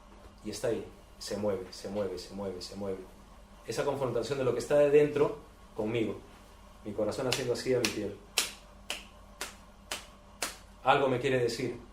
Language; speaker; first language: Spanish; native; Spanish